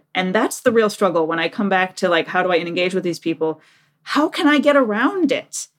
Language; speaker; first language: English; native; English